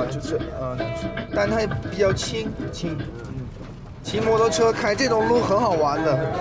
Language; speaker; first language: Chinese; non-native, fluent; English